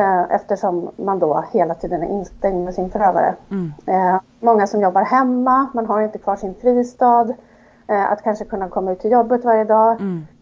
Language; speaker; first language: Swedish; native; Swedish